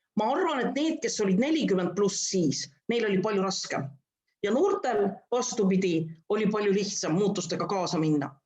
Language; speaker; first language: Estonian; non-native, local second language; Russian